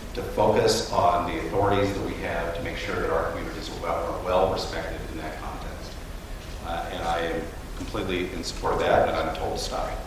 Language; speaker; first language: English; native; English